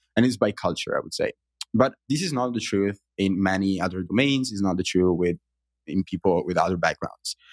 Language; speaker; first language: English; non-native, fluent; Italian